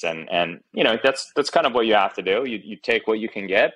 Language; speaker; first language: English; early bilingual, other home language; Chinese